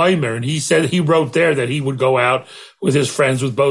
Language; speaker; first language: English; native; English